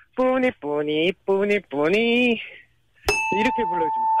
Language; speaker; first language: Korean; native; Korean